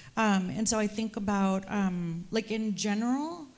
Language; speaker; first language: English; early bilingual, other home language; Spanish